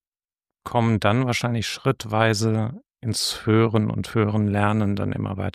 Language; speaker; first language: German; native; German